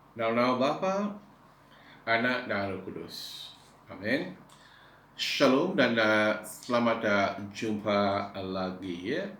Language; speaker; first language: Malay; non-native, local second language; Iban